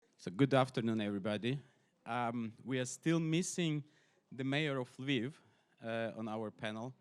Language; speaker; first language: English; non-native, fluent; Ukrainian